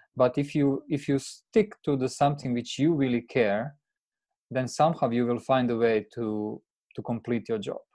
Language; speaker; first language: English; non-native, fluent; Croatian